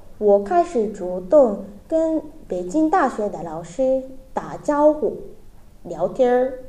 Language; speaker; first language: Chinese; non-native, learner; Japanese